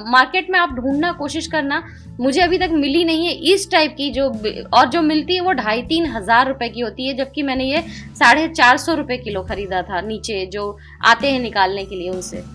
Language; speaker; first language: Hindi; native; Hindi